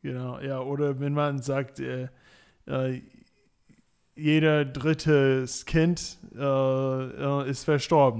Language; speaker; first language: German; non-native, fluent; English